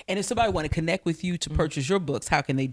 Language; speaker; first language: English; native; English